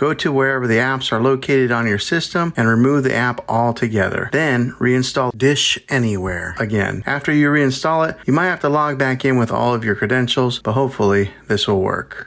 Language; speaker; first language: English; native; English